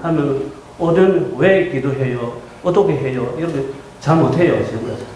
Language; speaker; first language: Korean; non-native, learner; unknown